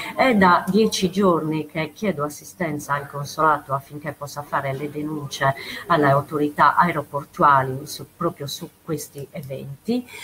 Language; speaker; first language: Italian; native; Italian